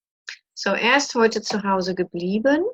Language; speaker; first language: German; non-native, fluent; English